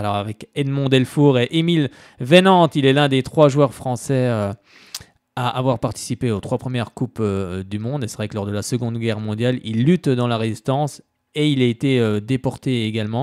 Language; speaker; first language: French; native; French